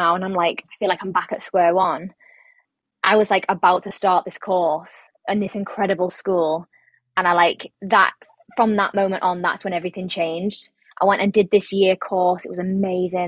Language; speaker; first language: English; native; English